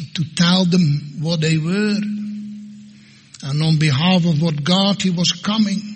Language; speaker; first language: English; non-native, fluent; Dutch